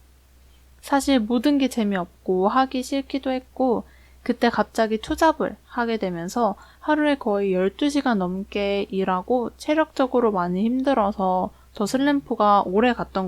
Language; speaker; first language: Korean; native; Korean